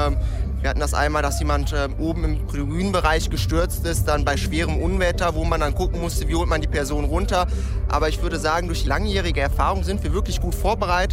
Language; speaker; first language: German; native; German